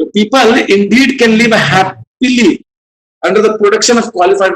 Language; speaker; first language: English; non-native, local second language; Hindi